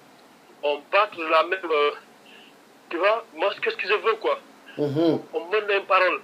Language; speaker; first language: French; non-native, local second language; Wolof